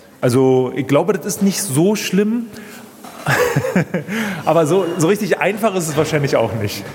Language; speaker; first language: German; native; German